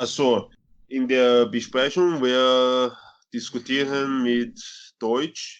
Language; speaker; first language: German; non-native, learner; Chinese